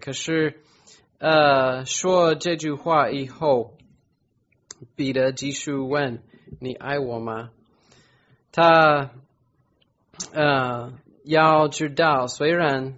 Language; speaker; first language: Chinese; non-native, fluent; English